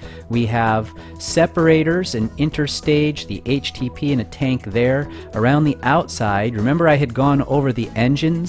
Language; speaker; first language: English; native; English